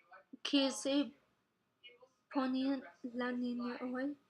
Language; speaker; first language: Spanish; non-native, learner; English